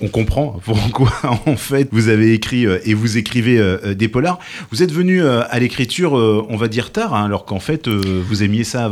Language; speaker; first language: French; native; French